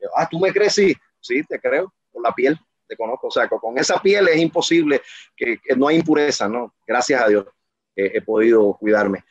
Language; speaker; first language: Spanish; native; Spanish